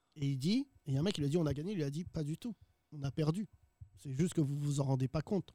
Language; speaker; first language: French; early bilingual, other home language; Arabic